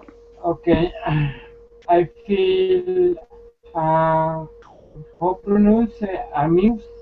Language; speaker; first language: English; non-native, learner; Spanish